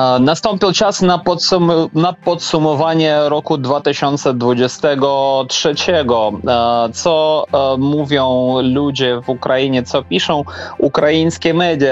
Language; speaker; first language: Polish; non-native, fluent; Ukrainian